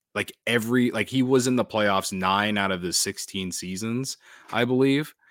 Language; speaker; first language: English; native; English